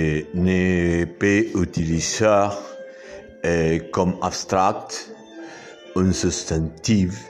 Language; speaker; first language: French; non-native, learner; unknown